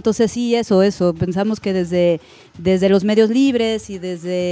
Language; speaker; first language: Spanish; native; Spanish